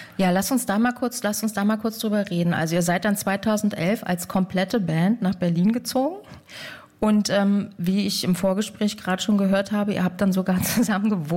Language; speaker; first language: German; native; German